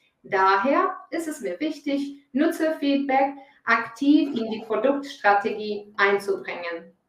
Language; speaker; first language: German; non-native, fluent; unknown